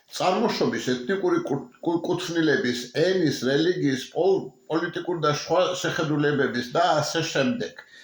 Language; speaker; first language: Georgian; non-native, local second language; Mingrelian